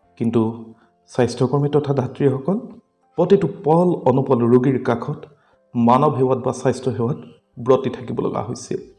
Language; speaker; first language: Assamese; native; Assamese